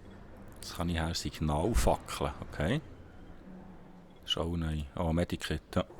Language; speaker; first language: German; native; German